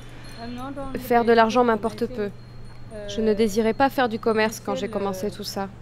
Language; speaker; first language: French; non-native, fluent; Malayalam